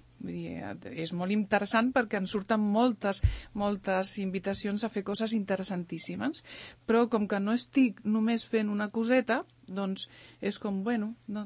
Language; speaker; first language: Catalan; early bilingual, other home language; Spanish